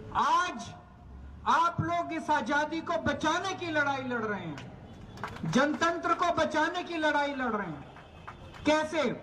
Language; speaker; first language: Hindi; native; Hindi